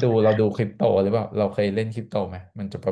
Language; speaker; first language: Thai; native; Thai